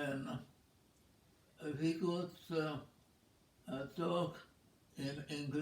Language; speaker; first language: English; non-native, fluent; Czech